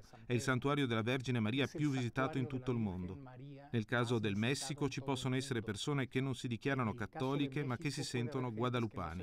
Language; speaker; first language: Italian; non-native, fluent; Spanish